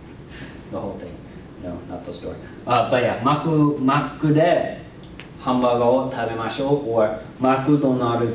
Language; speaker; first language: Japanese; non-native, learner; English